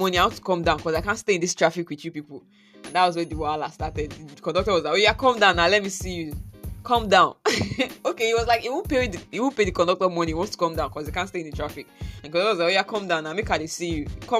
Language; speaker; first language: English; non-native, local second language; Yoruba